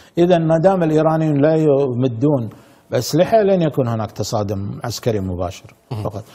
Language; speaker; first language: Arabic; native; Arabic